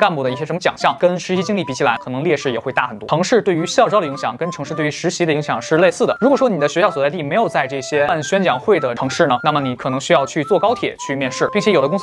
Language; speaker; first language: Chinese; native; Chinese